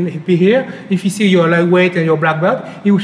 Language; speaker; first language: English; non-native, fluent; French